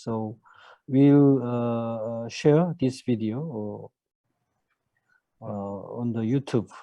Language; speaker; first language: English; non-native, learner; Korean